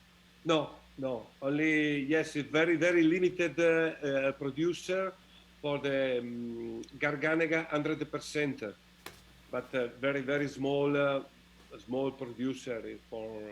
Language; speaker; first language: English; non-native, learner; Italian